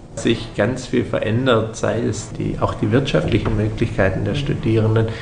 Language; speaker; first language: German; native; German